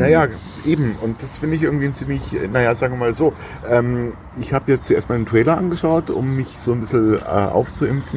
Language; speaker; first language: German; native; German